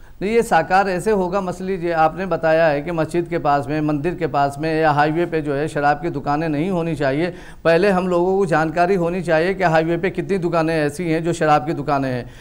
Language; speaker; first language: Hindi; native; Hindi